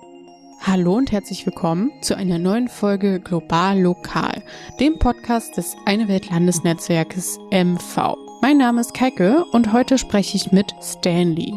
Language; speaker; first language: German; native; German